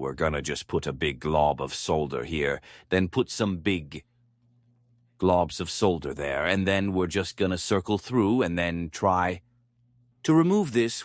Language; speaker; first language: English; native; English